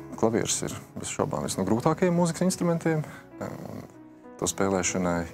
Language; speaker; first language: Latvian; native; Latvian